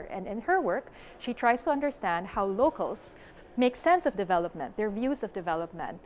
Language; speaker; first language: English; non-native, local second language; Filipino